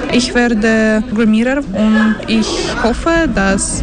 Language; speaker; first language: German; non-native, fluent; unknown